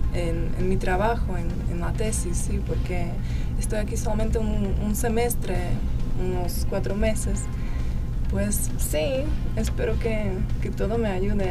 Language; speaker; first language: Spanish; non-native, fluent; Slovak